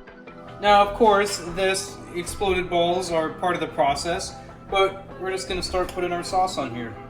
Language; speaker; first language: English; native; English